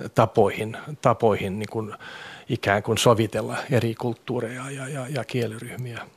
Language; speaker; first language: Finnish; non-native, local second language; Swedish